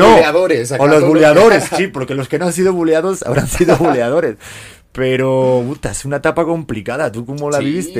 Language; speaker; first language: Spanish; native; Spanish